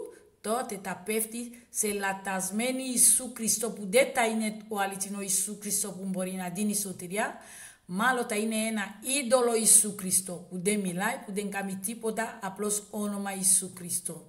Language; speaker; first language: Greek; non-native, learner; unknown